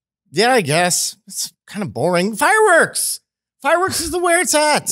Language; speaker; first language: English; native; English